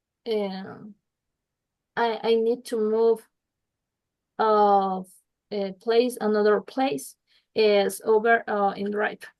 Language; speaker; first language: English; non-native, learner; Spanish